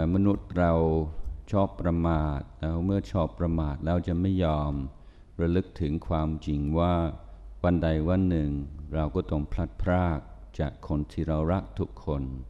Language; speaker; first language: Thai; non-native, fluent; English